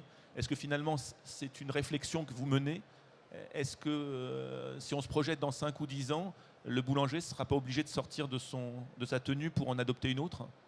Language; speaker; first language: French; native; French